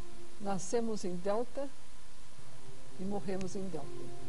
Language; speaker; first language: Portuguese; native; Portuguese